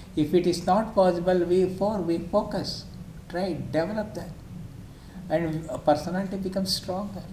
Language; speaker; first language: English; non-native, local second language; Kannada